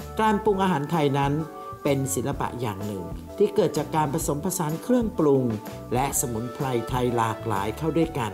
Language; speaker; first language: Thai; native; Thai